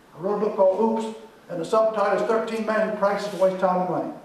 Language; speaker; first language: English; native; English